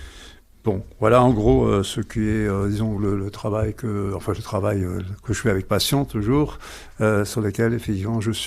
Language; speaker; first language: French; native; French